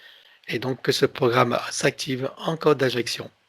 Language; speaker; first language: French; native; French